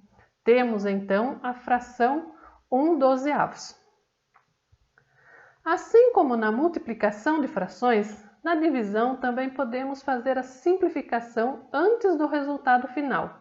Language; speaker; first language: Portuguese; native; Portuguese